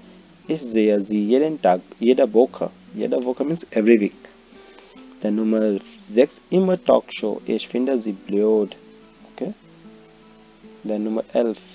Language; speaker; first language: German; non-native, fluent; Hindi